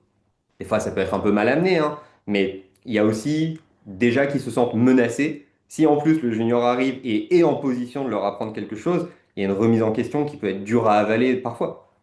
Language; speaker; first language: French; native; French